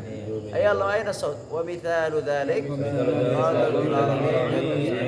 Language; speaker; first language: Arabic; non-native, fluent; Indonesian